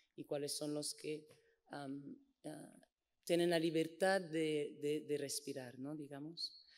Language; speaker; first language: Spanish; non-native, fluent; English